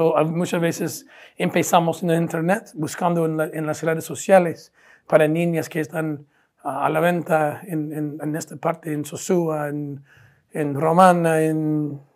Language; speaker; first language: Spanish; non-native, fluent; English